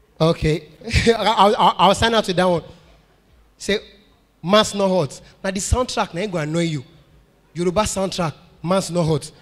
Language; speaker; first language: Nigerian Pidgin; native; Nigerian Pidgin